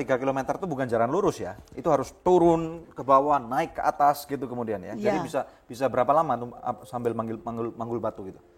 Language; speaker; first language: Indonesian; native; Indonesian